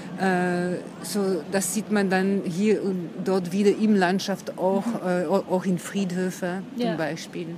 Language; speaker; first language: German; non-native, fluent; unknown